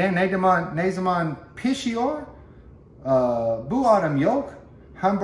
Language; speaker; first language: Turkish; non-native, learner; English